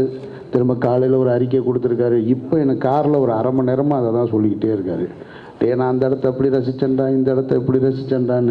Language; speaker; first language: Tamil; native; Tamil